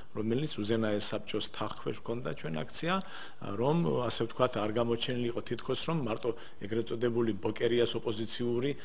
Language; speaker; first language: Georgian; native; Georgian